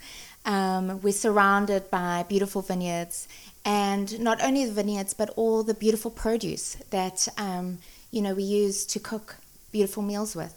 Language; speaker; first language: English; native; English